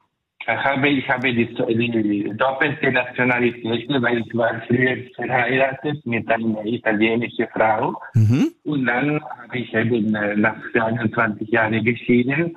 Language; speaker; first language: German; early bilingual, heritage; Italian